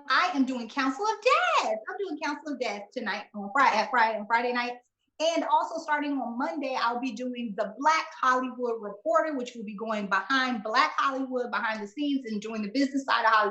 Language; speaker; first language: English; native; English